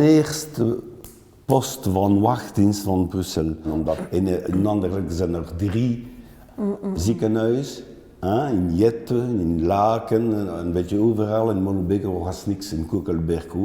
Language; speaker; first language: Dutch; non-native, local second language; French